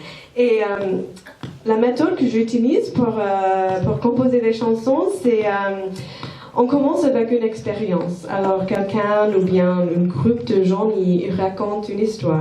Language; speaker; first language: French; non-native, fluent; English